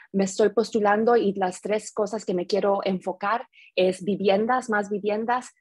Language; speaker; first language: Spanish; early bilingual, heritage; Spanish